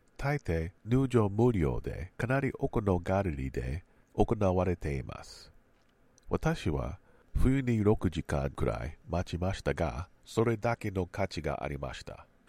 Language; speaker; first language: Japanese; non-native, learner; English